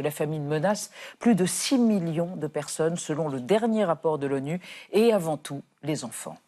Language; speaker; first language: French; native; French